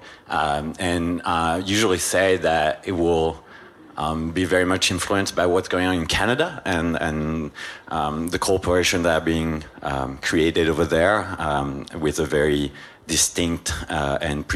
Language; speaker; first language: English; non-native, fluent; French